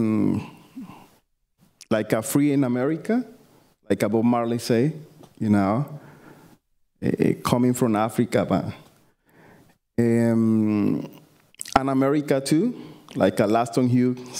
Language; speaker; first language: English; non-native, learner; Spanish